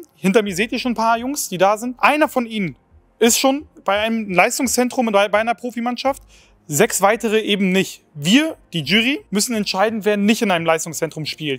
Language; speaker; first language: German; native; German